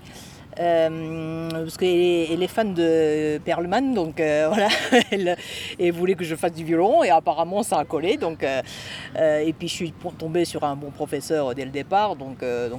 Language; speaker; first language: French; non-native, fluent; Japanese